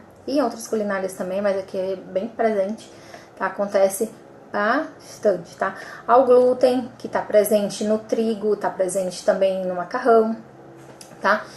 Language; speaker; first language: Portuguese; native; Portuguese